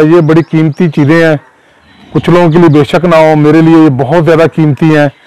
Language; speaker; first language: Urdu; native; Urdu